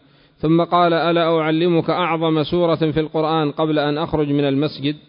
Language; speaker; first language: Arabic; native; Arabic